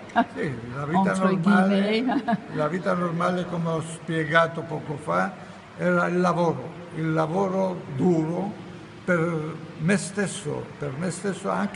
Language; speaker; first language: Italian; non-native, fluent; Ladino